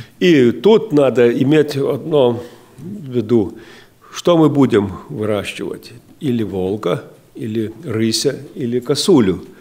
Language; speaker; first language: Russian; non-native, local second language; Lithuanian